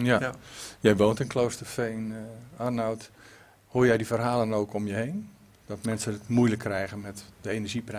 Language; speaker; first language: Dutch; native; Dutch